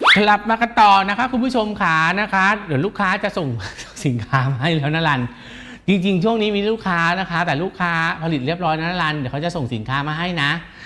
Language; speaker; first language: Thai; native; Thai